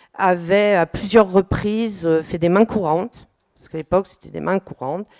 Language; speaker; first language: French; native; French